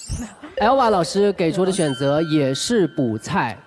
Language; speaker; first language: Chinese; native; Chinese